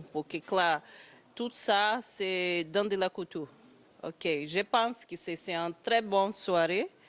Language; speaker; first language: French; non-native, learner; Portuguese